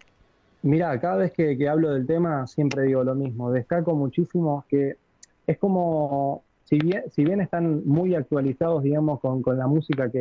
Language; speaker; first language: Spanish; native; Spanish